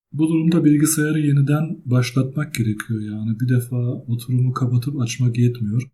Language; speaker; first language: Turkish; early bilingual, other home language; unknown